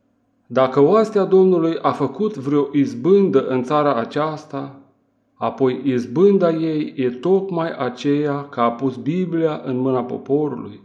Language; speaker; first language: Romanian; native; Romanian